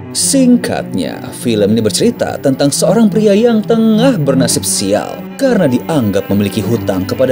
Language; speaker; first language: Indonesian; native; Indonesian